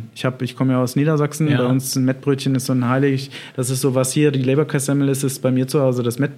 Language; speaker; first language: German; native; German